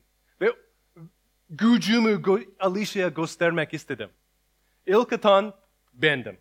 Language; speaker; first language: Turkish; non-native, learner; English